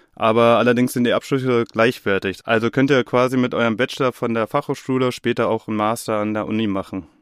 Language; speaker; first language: German; native; German